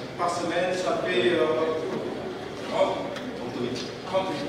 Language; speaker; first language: French; non-native, fluent; Indonesian